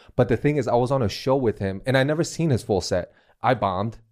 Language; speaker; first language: English; non-native, fluent; Chinese